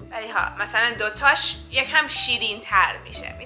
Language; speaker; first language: Persian; early bilingual, heritage; Persian